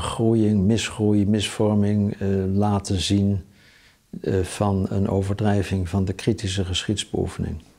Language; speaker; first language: Dutch; native; Dutch